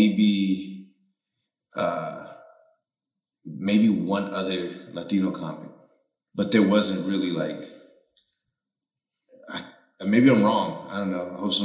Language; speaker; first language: English; early bilingual, other home language; Spanish